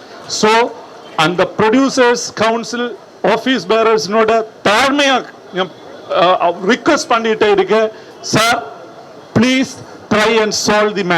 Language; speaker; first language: Tamil; non-native, learner; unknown